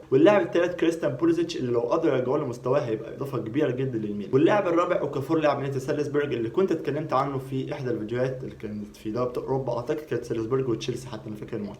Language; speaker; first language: Arabic; native; Arabic